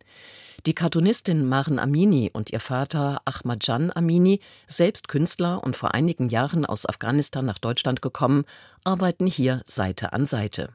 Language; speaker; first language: German; native; German